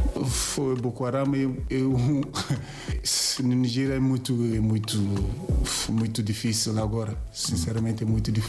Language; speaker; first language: Portuguese; non-native, learner; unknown